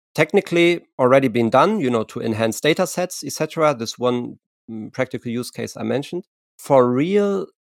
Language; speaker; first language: English; non-native, fluent; German